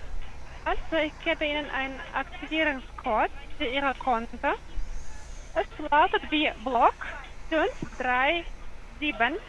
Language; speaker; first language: German; non-native, learner; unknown